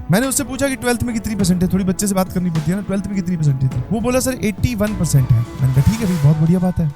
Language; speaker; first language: Hindi; native; Hindi